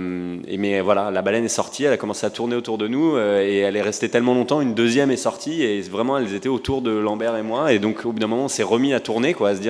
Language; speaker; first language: French; native; French